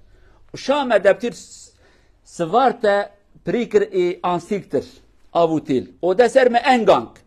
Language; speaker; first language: Norwegian; non-native, learner; Kurdish